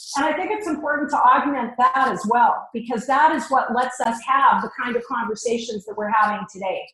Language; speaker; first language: English; native; English